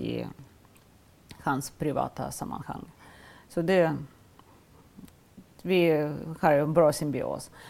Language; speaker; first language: Swedish; non-native, fluent; Russian